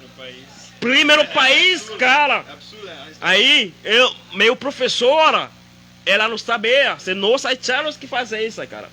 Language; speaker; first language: Portuguese; non-native, learner; Haitian Creole